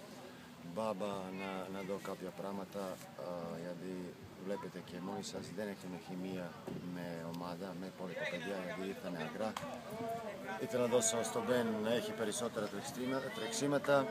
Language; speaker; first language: Greek; non-native, fluent; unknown